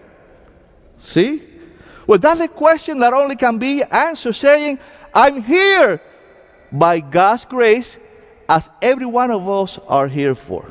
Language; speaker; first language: English; non-native, fluent; Spanish